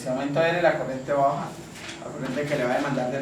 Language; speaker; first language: Spanish; native; Spanish